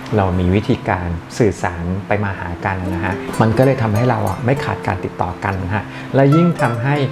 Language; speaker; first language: Thai; native; Thai